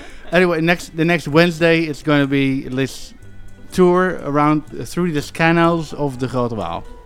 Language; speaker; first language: English; non-native, fluent; Dutch